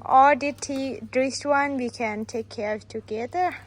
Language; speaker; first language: English; non-native, learner; Thai